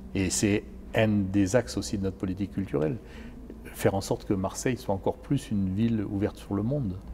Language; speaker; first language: French; native; French